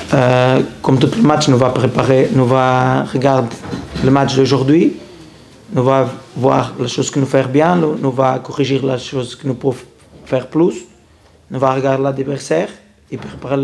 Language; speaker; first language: French; non-native, learner; Portuguese